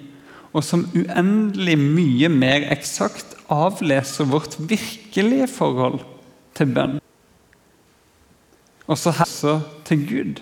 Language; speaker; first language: Norwegian; native; Norwegian